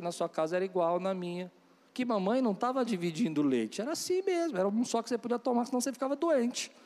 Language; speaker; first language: Portuguese; native; Portuguese